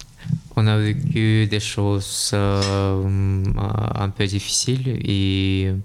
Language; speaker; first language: French; non-native, fluent; Russian